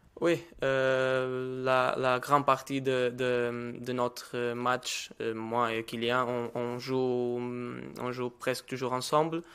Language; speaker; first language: French; non-native, learner; Portuguese